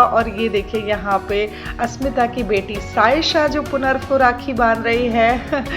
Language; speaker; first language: Hindi; native; Hindi